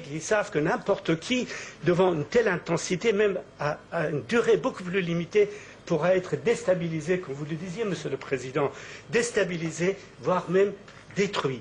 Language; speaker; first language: French; native; French